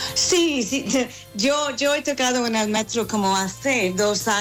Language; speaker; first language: Spanish; non-native, fluent; English